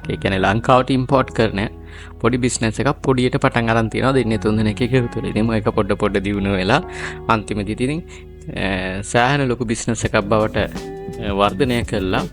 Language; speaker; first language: Sinhala; native; Sinhala